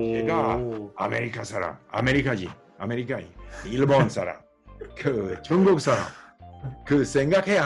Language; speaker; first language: Korean; non-native, learner; English